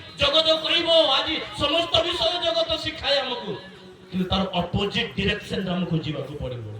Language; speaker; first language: Odia; non-native, local second language; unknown